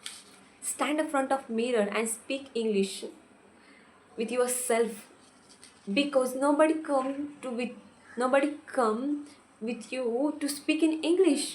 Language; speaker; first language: English; non-native, local second language; Hindi